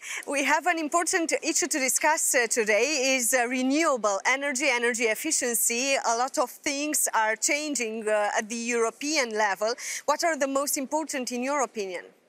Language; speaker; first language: English; non-native, fluent; Romanian